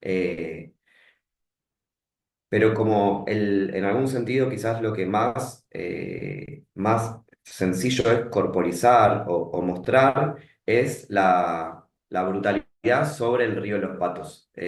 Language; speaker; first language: Spanish; native; Spanish